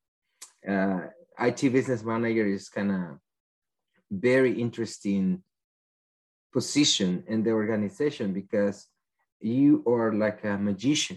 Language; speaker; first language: English; non-native, fluent; Spanish